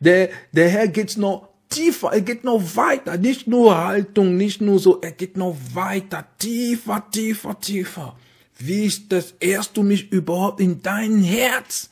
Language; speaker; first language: German; non-native, fluent; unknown